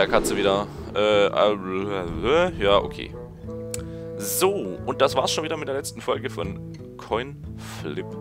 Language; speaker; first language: German; native; German